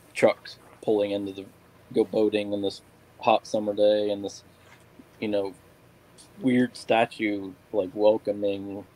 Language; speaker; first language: English; native; English